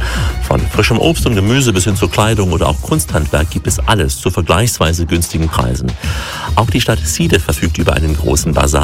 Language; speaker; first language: German; native; German